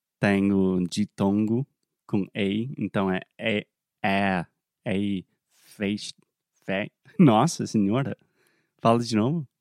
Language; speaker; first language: Portuguese; non-native, fluent; English